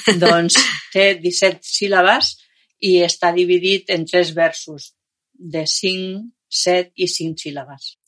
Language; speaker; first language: Catalan; non-native, local second language; Spanish